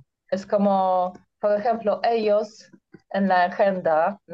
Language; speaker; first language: Spanish; non-native, learner; Polish